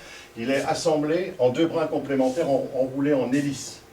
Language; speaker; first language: French; native; French